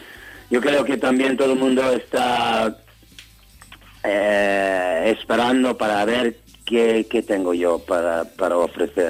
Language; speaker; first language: Spanish; non-native, learner; English